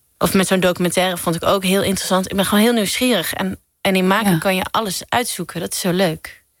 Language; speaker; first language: Dutch; native; Dutch